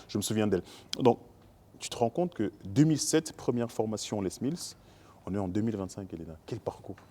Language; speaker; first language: French; native; French